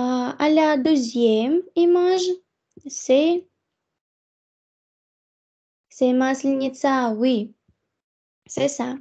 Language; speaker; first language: French; non-native, fluent; Russian